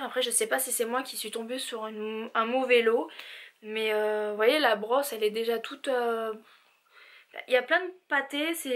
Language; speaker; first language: French; native; French